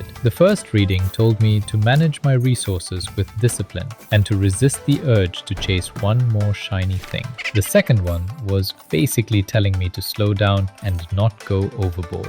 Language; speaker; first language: English; native; English